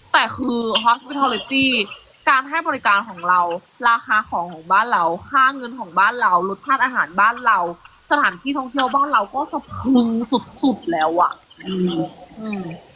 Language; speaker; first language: Thai; native; Thai